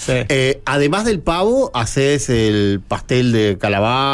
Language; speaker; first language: Spanish; native; Spanish